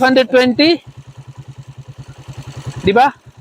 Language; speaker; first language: Filipino; non-native, learner; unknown